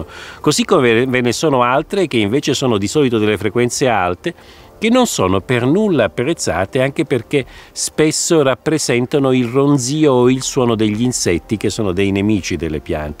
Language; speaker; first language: Italian; native; Italian